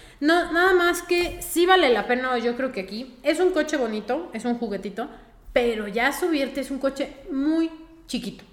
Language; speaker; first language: Spanish; native; Spanish